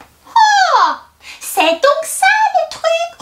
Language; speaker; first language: French; native; French